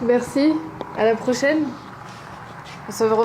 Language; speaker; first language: French; native; French